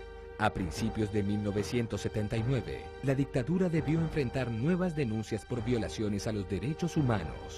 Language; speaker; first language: Spanish; native; Spanish